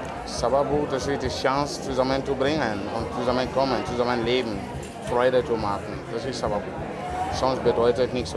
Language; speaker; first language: German; non-native, learner; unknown